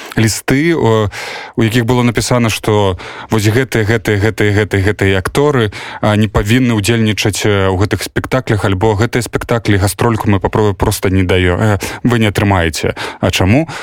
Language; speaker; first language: Belarusian; native; Belarusian